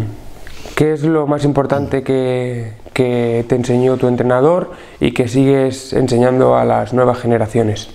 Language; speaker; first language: Spanish; non-native, fluent; Russian